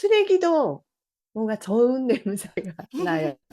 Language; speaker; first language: Korean; non-native, fluent; Japanese